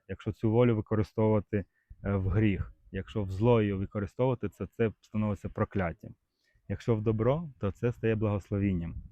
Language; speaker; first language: Ukrainian; native; Ukrainian